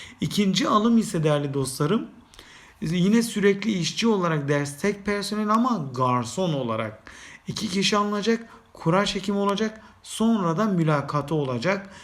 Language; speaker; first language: Turkish; native; Turkish